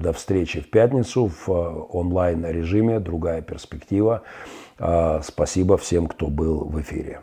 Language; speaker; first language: Russian; native; Russian